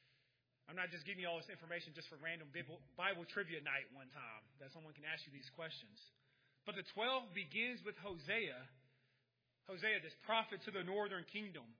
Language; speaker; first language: English; native; English